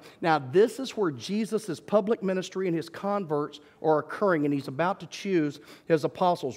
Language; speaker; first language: English; native; English